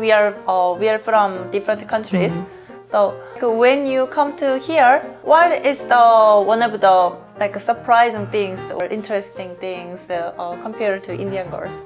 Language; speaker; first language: English; non-native, fluent; Korean